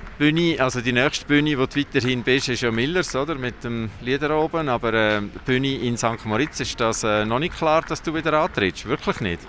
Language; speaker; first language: German; native; German